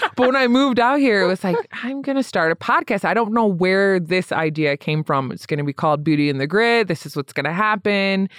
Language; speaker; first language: English; native; English